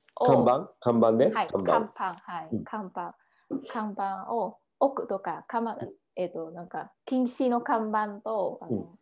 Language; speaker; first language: Japanese; non-native, learner; Vietnamese